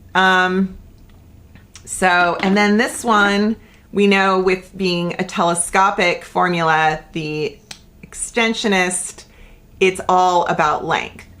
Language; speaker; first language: English; native; English